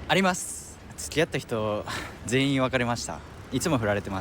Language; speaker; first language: Japanese; native; Japanese